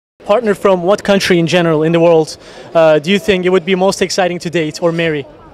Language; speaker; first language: English; non-native, fluent; Turkish